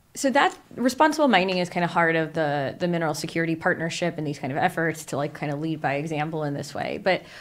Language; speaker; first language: English; native; English